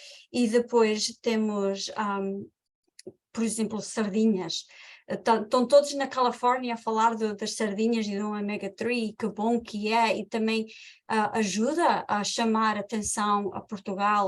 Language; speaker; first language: Portuguese; early bilingual, heritage; Portuguese